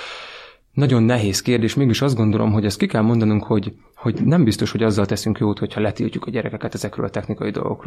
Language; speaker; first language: Hungarian; native; Hungarian